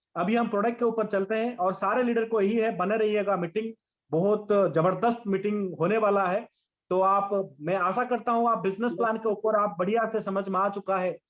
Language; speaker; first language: Hindi; non-native, local second language; Bangla